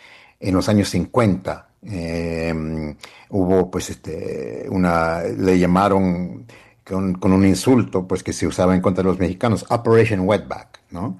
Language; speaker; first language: Spanish; early bilingual, heritage; Spanish